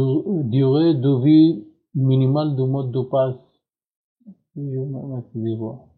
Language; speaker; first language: French; non-native, learner; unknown